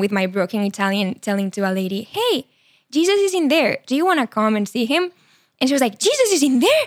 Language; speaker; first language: English; non-native, fluent; Spanish